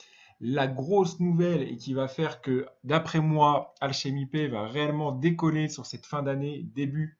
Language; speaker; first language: French; native; French